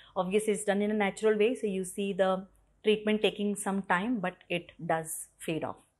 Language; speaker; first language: English; non-native, local second language; Malayalam